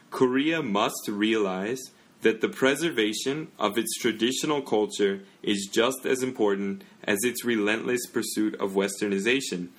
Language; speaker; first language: English; native; English